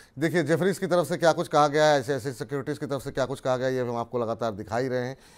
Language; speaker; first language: Hindi; native; Hindi